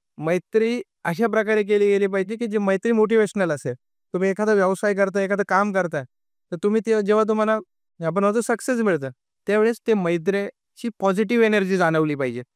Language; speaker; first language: Marathi; native; Marathi